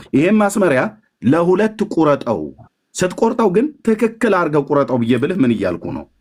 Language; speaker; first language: Amharic; native; Amharic